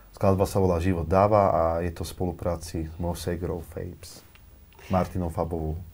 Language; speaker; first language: Slovak; native; Slovak